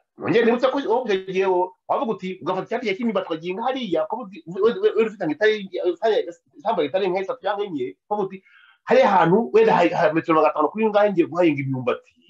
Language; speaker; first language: Kinyarwanda; native; Kinyarwanda